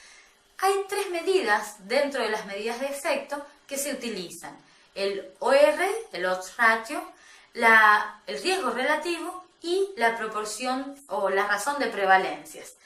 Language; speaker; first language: Spanish; native; Spanish